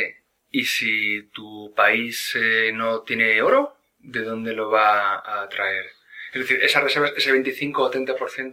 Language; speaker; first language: Spanish; native; Spanish